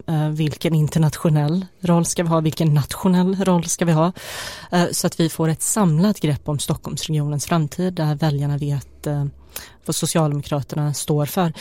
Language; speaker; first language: Swedish; early bilingual, other home language; Bosnian